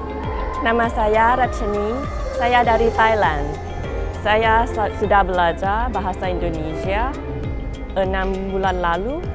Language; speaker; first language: Indonesian; non-native, learner; Thai